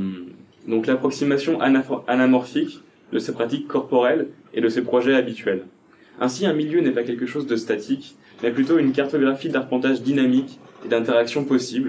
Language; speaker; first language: French; native; French